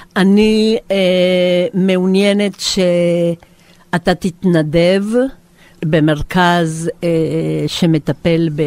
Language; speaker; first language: Hebrew; non-native, fluent; Spanish